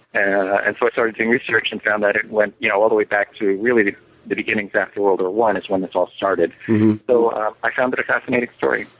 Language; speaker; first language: English; native; English